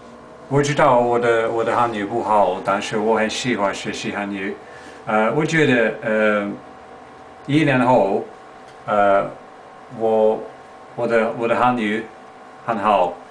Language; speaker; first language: Chinese; non-native, learner; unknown